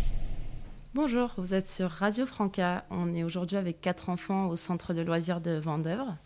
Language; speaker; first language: French; native; French